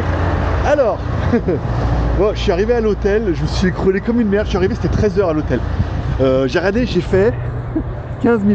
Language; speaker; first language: French; native; French